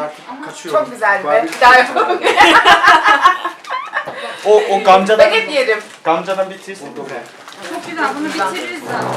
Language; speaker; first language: Turkish; native; Turkish